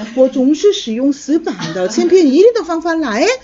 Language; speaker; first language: Chinese; non-native, fluent; Korean